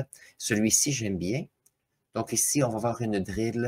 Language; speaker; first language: French; native; French